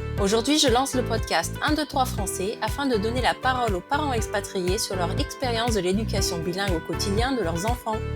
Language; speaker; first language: French; native; French